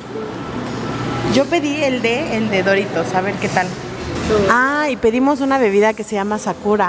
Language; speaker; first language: Spanish; native; Spanish